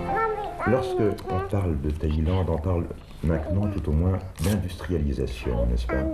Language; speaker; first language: French; native; French